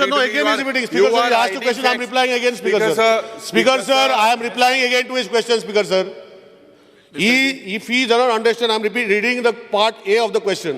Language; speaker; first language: English; non-native, local second language; Konkani